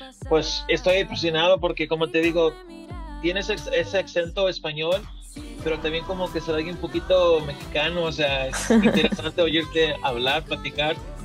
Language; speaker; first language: Spanish; native; Spanish